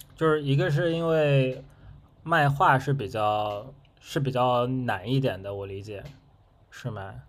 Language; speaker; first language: Chinese; native; Chinese